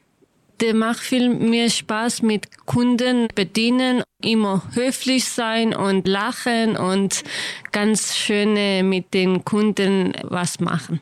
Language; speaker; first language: German; non-native, learner; Kurdish